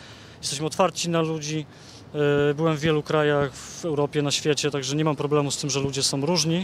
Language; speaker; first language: Polish; native; Polish